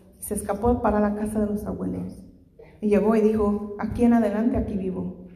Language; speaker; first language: Spanish; non-native, fluent; English